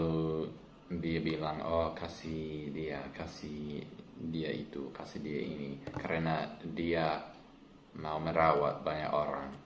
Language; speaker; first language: Indonesian; non-native, learner; English